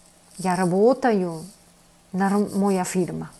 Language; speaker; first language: Russian; non-native, learner; English